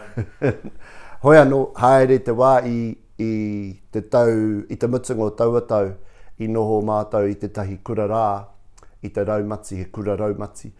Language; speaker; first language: Māori; non-native, local second language; English